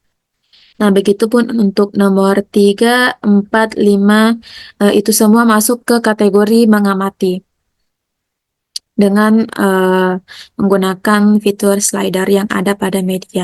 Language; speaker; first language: Indonesian; native; Indonesian